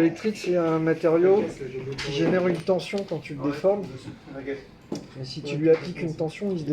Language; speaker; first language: French; native; French